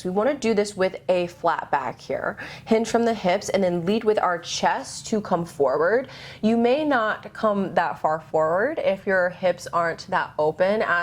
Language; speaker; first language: English; native; English